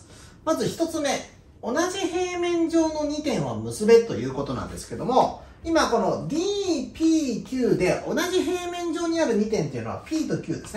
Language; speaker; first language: Japanese; native; Japanese